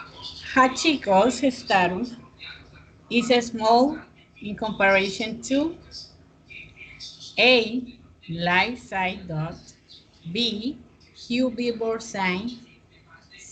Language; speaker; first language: English; non-native, fluent; Spanish